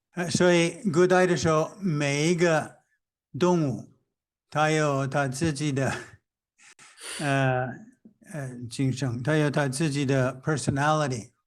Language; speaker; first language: Chinese; non-native, fluent; English